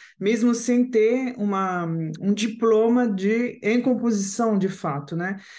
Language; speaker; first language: Portuguese; non-native, fluent; French